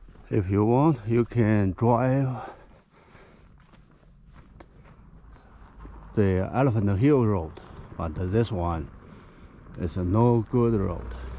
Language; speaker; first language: English; non-native, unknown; Chinese